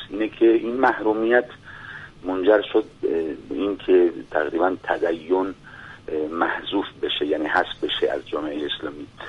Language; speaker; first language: Persian; non-native, fluent; Spanish